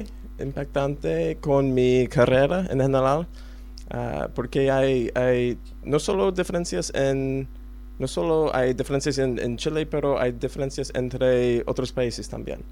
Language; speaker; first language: Spanish; non-native, learner; English